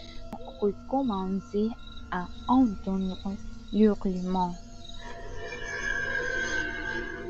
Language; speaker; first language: French; non-native, learner; Spanish